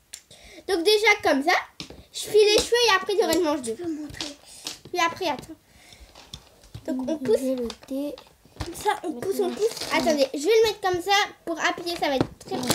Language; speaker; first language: French; native; French